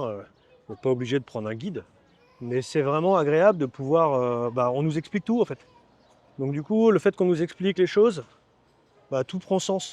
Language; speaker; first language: French; native; French